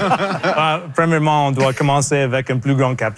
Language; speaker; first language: French; non-native, local second language; English